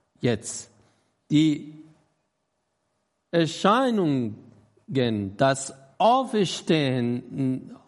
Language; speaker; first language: German; non-native, learner; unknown